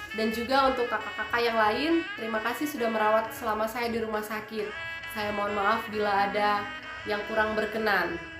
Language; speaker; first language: Indonesian; native; Indonesian